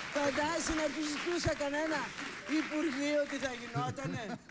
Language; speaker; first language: Greek; native; Greek